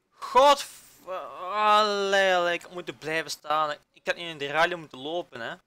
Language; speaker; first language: Dutch; native; Dutch